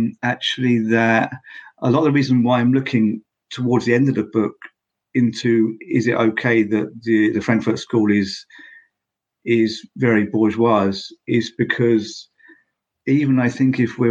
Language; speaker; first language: English; native; English